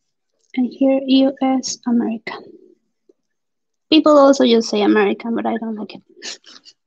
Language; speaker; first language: English; non-native, fluent; Spanish